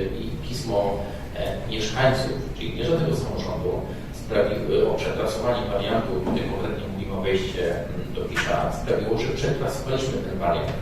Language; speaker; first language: Polish; native; Polish